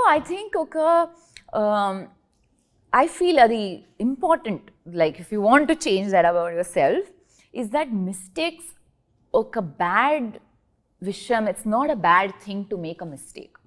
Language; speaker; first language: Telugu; non-native, learner; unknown